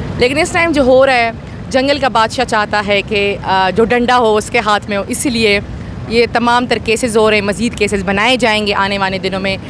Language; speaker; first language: Urdu; non-native, local second language; Pashto